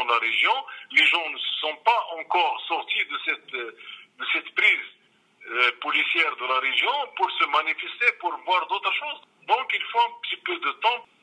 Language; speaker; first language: French; non-native, local second language; Arabic